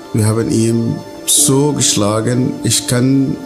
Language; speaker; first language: German; non-native, fluent; Arabic